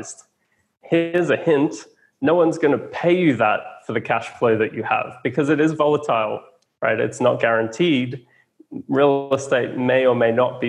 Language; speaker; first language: English; native; English